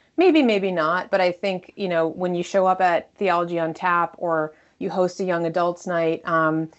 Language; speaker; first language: English; native; English